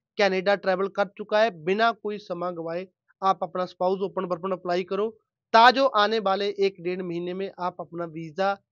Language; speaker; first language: Hindi; non-native, local second language; Punjabi